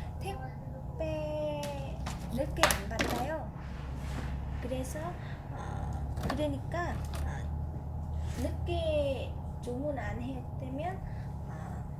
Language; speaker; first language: Korean; non-native, fluent; Vietnamese